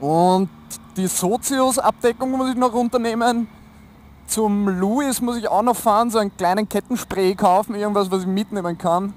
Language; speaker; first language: German; native; German